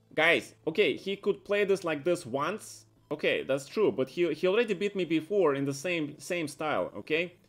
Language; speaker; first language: English; non-native, fluent; Russian